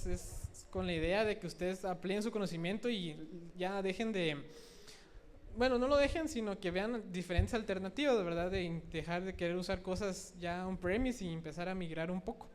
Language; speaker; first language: Spanish; native; Spanish